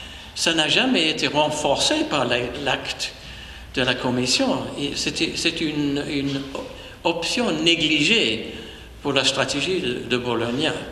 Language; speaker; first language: French; non-native, fluent; English